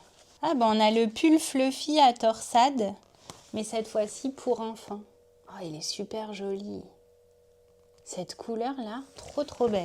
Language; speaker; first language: French; native; French